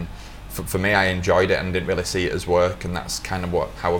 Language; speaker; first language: English; native; English